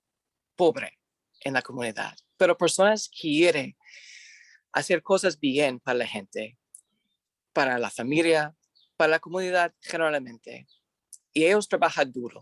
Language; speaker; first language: Spanish; non-native, learner; English